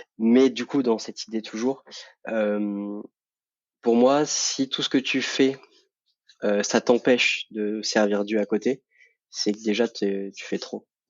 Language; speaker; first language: French; native; French